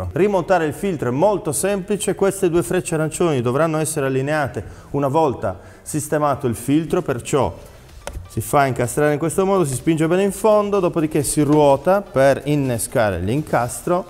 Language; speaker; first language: Italian; native; Italian